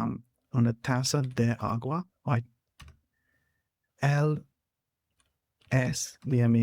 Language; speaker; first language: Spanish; non-native, learner; English